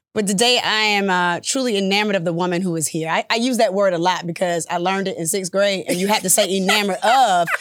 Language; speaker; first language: English; early bilingual, other home language; Upper Guinea Crioulo